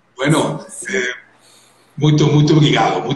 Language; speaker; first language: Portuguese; non-native, learner; Spanish